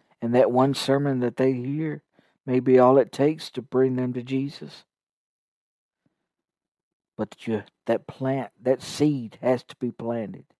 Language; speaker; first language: English; native; English